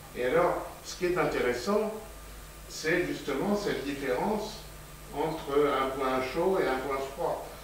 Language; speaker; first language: French; native; French